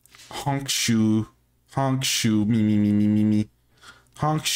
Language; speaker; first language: English; native; English